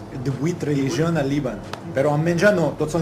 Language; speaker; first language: Catalan; non-native, learner; Arabic